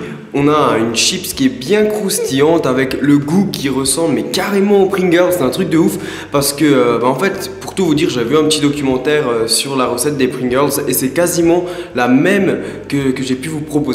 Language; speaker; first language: French; native; French